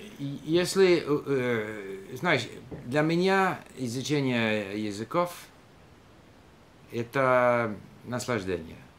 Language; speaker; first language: Russian; non-native, learner; English